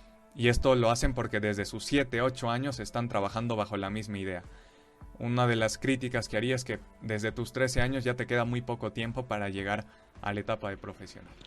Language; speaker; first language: Spanish; native; Spanish